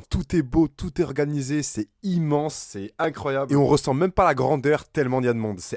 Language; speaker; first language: French; native; French